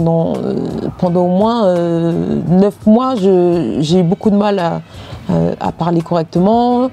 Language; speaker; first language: French; native; French